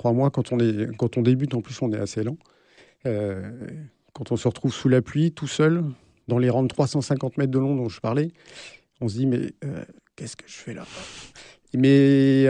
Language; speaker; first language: French; native; French